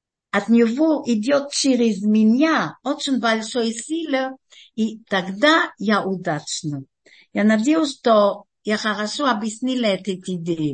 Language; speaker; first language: Russian; early bilingual, heritage; Russian